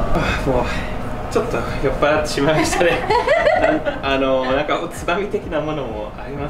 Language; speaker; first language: Japanese; non-native, fluent; English